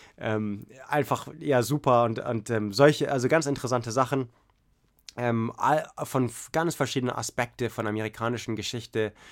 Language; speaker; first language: German; non-native, fluent; English